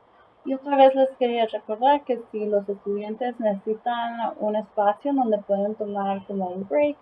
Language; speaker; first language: Spanish; early bilingual, heritage; Spanish